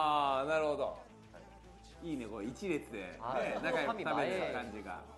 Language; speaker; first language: Japanese; native; Japanese